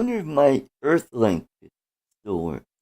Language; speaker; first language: English; native; English